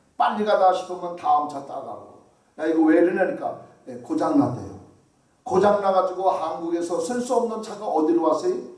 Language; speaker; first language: Korean; native; Korean